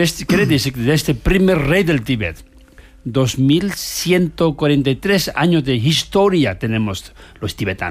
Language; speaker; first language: Spanish; non-native, learner; Tibetan